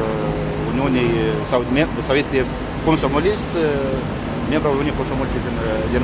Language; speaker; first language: Romanian; native; Romanian